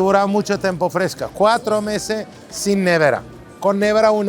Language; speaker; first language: Spanish; non-native, learner; Turkish